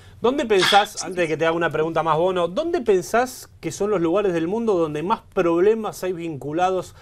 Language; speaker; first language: Spanish; native; Spanish